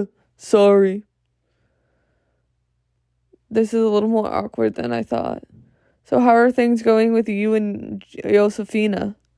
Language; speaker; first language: English; native; English